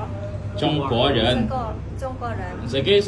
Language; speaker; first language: Chinese; non-native, fluent; Khmer